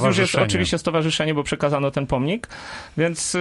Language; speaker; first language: Polish; native; Polish